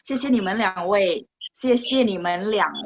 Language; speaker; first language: Chinese; non-native, fluent; Indonesian